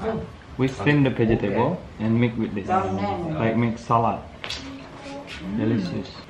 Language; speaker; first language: English; non-native, learner; Balinese